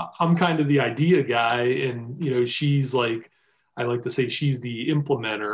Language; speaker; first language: English; native; English